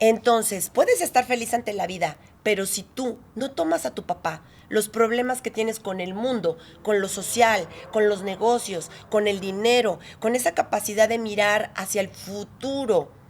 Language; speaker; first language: Spanish; native; Spanish